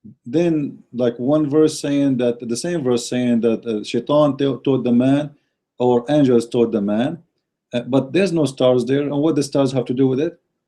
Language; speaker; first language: English; non-native, fluent; Arabic